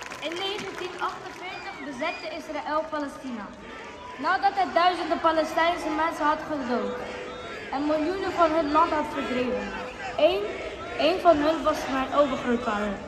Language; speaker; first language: Dutch; non-native, fluent; Arabic